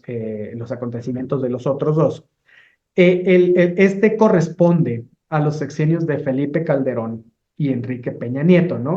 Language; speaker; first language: Spanish; native; Spanish